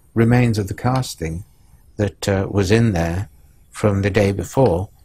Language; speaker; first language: English; native; English